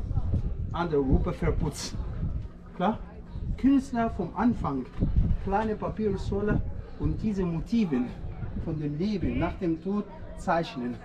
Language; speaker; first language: German; non-native, fluent; Arabic